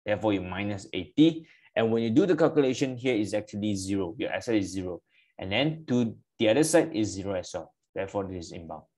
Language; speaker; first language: English; non-native, local second language; Malay